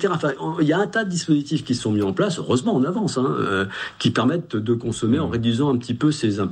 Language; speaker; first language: French; native; French